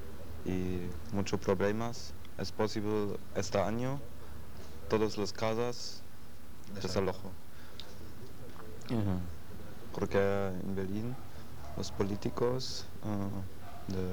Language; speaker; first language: Spanish; non-native, learner; German